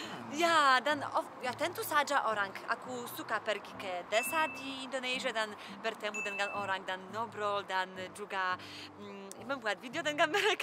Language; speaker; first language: Indonesian; non-native, learner; Polish